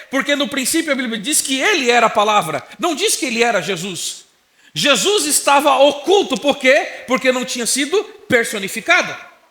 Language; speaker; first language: Portuguese; native; Portuguese